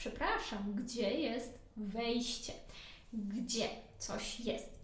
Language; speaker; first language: Polish; non-native, learner; Ukrainian